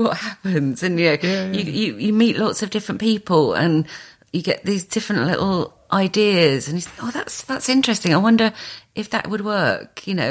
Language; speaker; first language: English; native; English